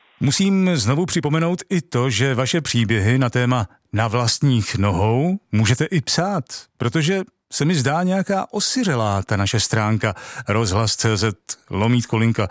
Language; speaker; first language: Czech; native; Czech